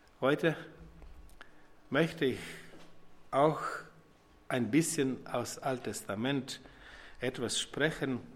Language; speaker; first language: German; non-native, fluent; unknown